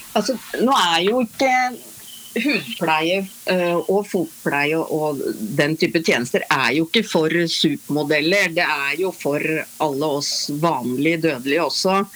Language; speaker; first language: Norwegian; native; Norwegian